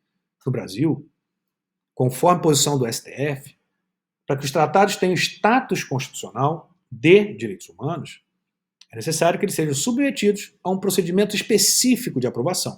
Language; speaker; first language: Portuguese; native; Portuguese